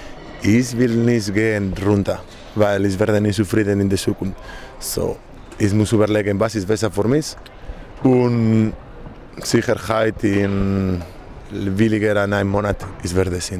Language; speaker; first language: German; non-native, learner; Spanish